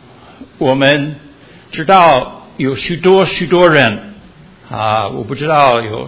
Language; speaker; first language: Chinese; early bilingual, heritage; Chinese